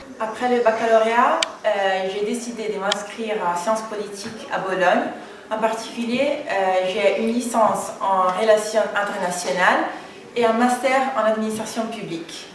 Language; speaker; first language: French; non-native, fluent; Italian